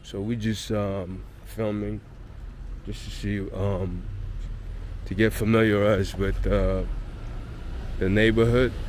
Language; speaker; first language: English; native; English